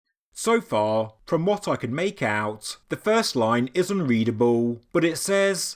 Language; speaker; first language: English; native; English